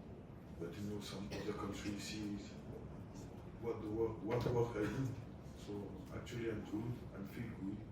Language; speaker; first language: English; non-native, fluent; French